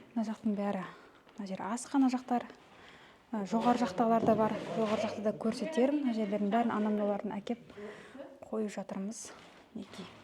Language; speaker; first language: Kazakh; native; Kazakh